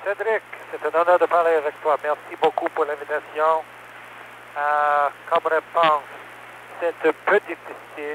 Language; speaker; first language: French; non-native, learner; English